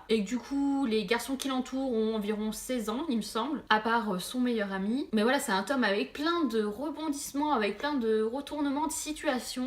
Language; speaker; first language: French; native; French